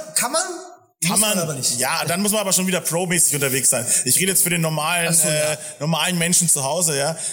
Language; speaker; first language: German; native; German